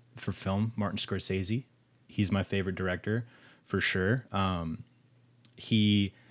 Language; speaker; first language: English; native; English